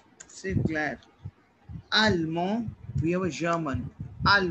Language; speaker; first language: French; non-native, learner; Hindi